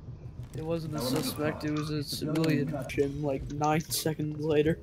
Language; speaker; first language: English; native; English